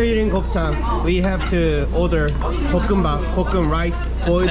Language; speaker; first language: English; non-native, learner; Korean